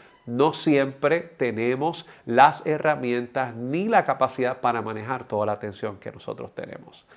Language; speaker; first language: Spanish; native; Spanish